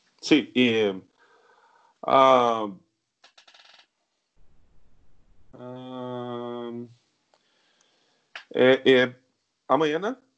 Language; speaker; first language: Spanish; non-native, learner; Portuguese